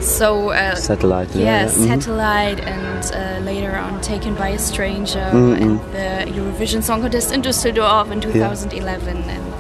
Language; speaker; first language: English; non-native, fluent; German